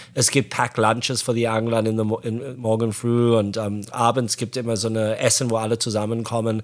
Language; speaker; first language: German; non-native, fluent; Arabic